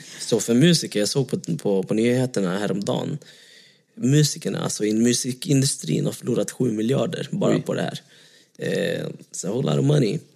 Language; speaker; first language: Swedish; early bilingual, other home language; Vietnamese